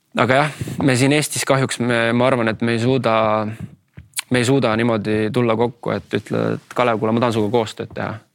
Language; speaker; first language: Estonian; native; Estonian